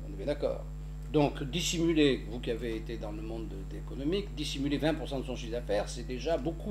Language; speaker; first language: French; native; French